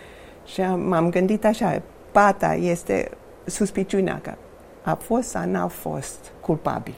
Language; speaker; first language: Romanian; non-native, fluent; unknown